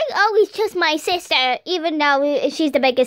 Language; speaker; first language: English; native; English